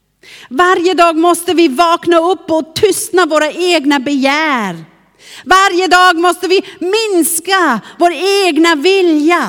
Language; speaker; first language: Swedish; non-native, fluent; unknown